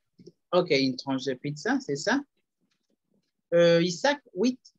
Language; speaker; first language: French; non-native, fluent; Spanish